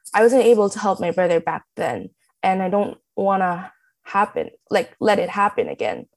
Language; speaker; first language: English; non-native, local second language; Filipino